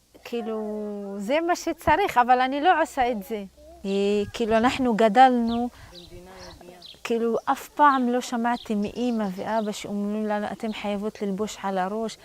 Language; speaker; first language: Hebrew; non-native, local second language; Arabic